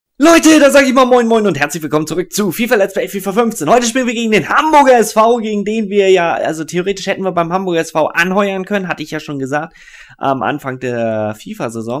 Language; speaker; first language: German; native; German